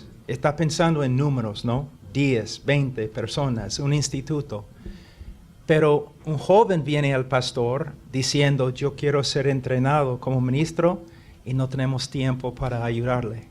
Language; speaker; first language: Spanish; non-native, fluent; English